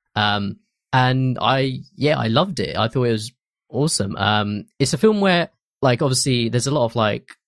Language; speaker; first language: English; early bilingual, other home language; Hindi